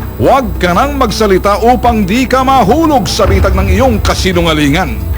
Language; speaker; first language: Filipino; native; Filipino